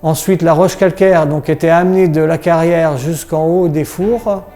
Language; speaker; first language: French; native; French